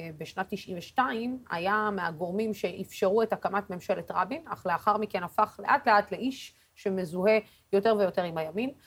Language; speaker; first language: Hebrew; non-native, local second language; Arabic